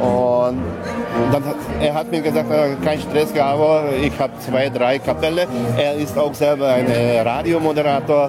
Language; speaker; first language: German; non-native, local second language; Hungarian